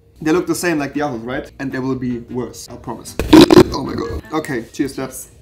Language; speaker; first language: English; non-native, fluent; German